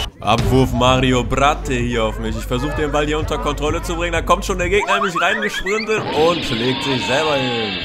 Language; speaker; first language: German; native; German